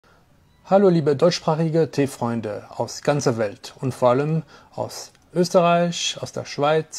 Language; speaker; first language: German; non-native, fluent; French